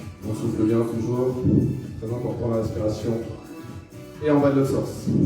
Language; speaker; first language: French; native; French